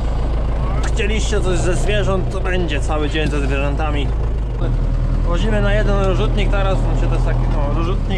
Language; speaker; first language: Polish; native; Polish